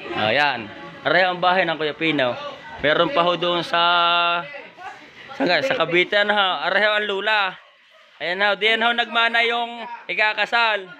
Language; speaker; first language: Filipino; native; Filipino